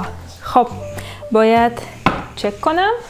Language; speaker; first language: Persian; non-native, learner; Russian